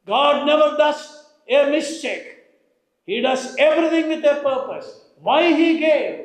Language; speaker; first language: English; non-native, local second language; Malayalam